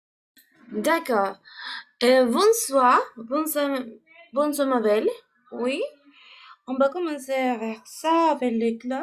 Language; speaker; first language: French; non-native, fluent; Spanish